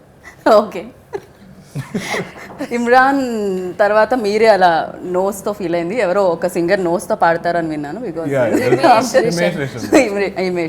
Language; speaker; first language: Telugu; native; Telugu